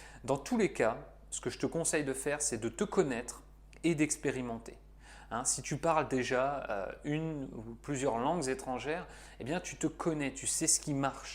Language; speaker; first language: French; native; French